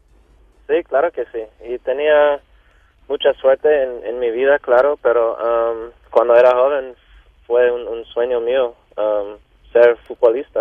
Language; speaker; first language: Spanish; non-native, local second language; English